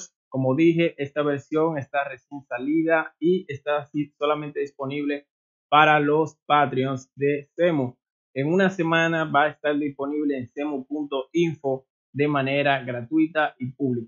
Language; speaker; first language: Spanish; native; Spanish